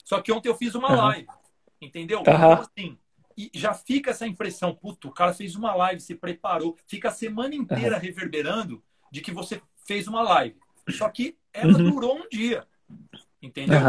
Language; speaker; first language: Portuguese; native; Portuguese